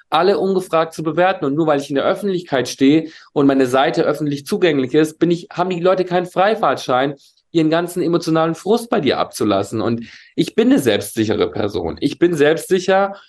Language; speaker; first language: German; native; German